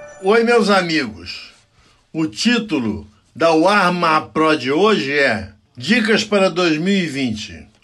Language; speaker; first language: Portuguese; native; Portuguese